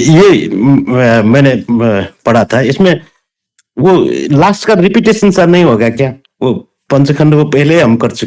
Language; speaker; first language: Hindi; non-native, local second language; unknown